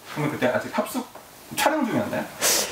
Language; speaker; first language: Korean; native; Korean